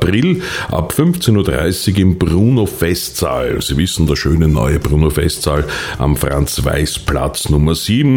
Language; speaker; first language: German; native; German